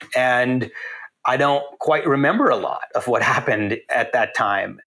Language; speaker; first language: English; native; English